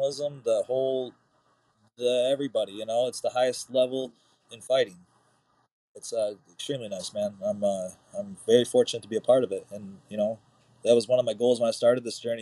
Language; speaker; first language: English; native; English